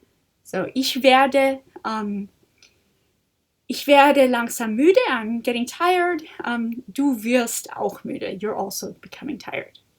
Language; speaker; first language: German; non-native, fluent; English